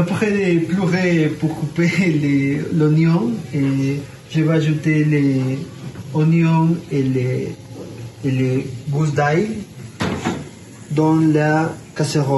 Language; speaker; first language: French; non-native, learner; Spanish